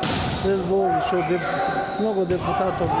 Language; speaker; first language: Russian; non-native, local second language; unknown